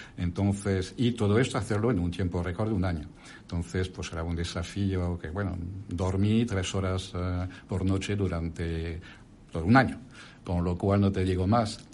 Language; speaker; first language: Spanish; non-native, fluent; French